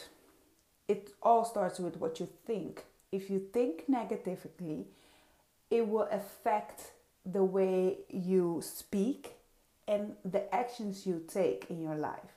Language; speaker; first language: English; non-native, fluent; Dutch